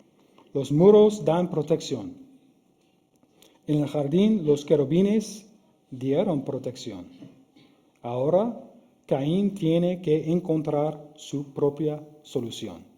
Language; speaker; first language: Spanish; non-native, fluent; English